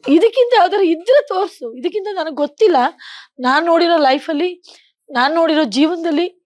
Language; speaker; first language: Kannada; native; Kannada